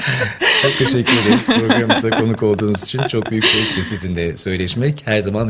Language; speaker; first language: Turkish; native; Turkish